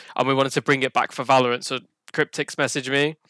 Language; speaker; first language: English; native; English